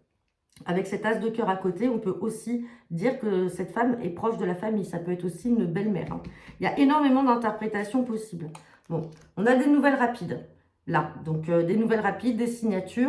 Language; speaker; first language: French; native; French